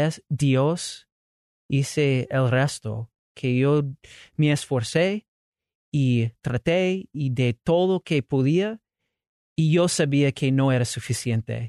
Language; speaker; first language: Spanish; non-native, learner; English